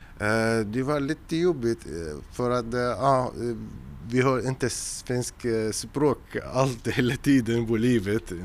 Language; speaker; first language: Swedish; non-native, learner; Arabic